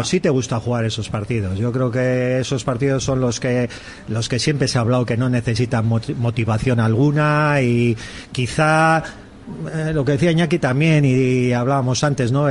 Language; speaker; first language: Spanish; native; Spanish